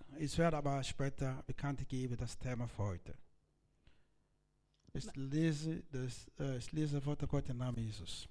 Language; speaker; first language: German; non-native, learner; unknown